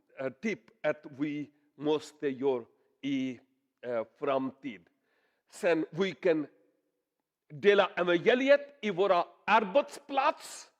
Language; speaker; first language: Swedish; non-native, learner; Urdu